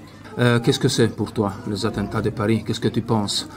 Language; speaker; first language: French; non-native, learner; Italian